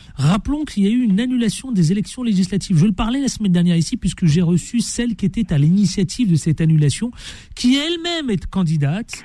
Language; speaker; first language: French; native; French